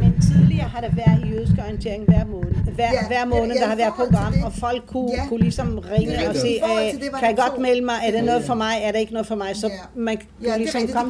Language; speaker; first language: Danish; non-native, fluent; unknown